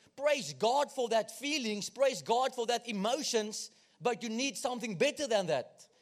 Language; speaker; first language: English; non-native, local second language; Afrikaans